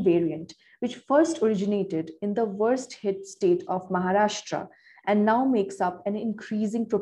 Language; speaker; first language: English; non-native, local second language; Bangla